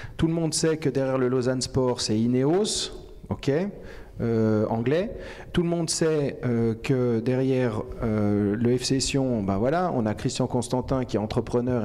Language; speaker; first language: French; native; French